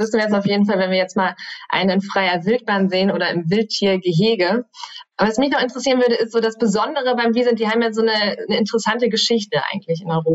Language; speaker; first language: German; native; German